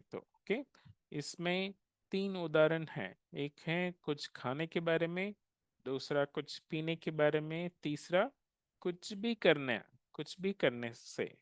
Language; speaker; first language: Hindi; non-native, local second language; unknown